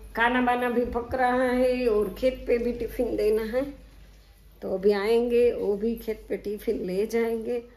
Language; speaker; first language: Hindi; non-native, local second language; Gujarati